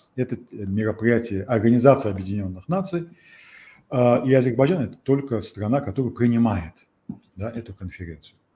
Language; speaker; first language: Russian; non-native, local second language; Azerbaijani